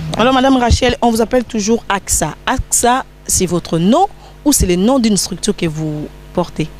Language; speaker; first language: French; non-native, local second language; Lingala